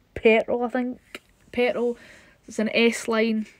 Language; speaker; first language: English; native; English